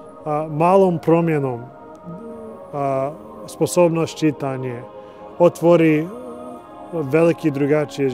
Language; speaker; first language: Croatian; non-native, learner; English